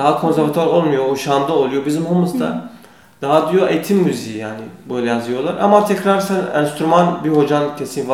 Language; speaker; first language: Turkish; non-native, learner; Kurdish